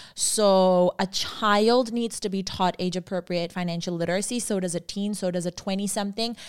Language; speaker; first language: English; non-native, local second language; Urdu